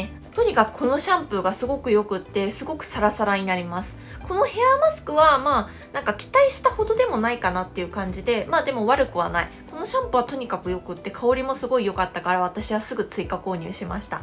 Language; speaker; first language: Japanese; non-native, fluent; Korean